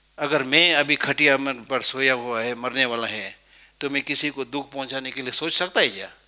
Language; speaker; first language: Hindi; non-native, fluent; Tibetan